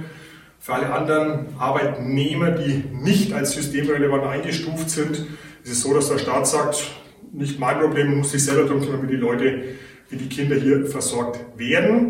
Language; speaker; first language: German; native; German